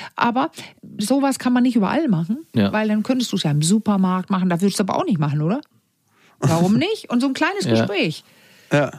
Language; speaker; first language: German; non-native, fluent; Danish